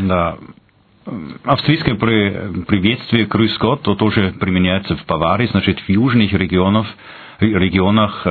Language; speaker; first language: Russian; non-native, fluent; German